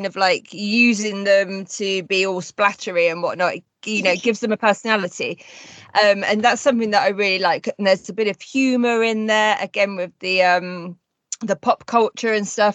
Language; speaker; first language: English; native; English